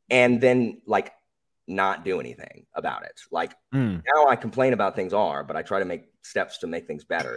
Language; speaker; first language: English; native; English